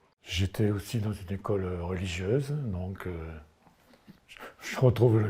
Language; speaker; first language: French; native; French